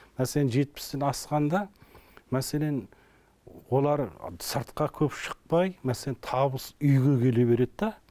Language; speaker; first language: Kazakh; early bilingual, heritage; Kazakh